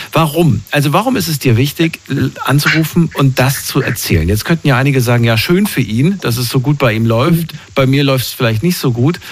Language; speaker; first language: German; native; German